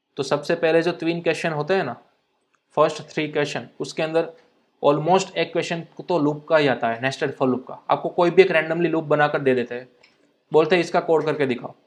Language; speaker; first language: Hindi; non-native, local second language; Gujarati